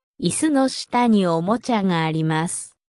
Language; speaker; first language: Japanese; non-native, fluent; Korean